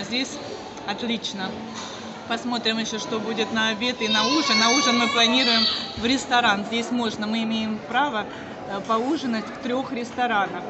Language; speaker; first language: Russian; native; Russian